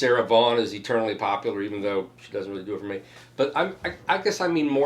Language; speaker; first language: English; native; English